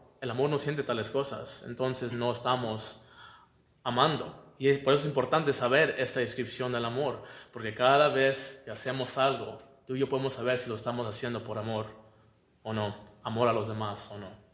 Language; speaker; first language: Spanish; native; Spanish